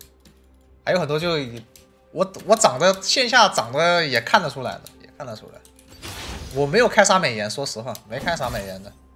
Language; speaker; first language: Chinese; native; Chinese